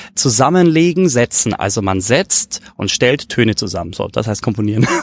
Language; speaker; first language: German; native; German